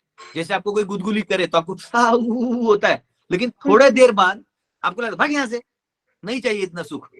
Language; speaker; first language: Hindi; non-native, local second language; Marathi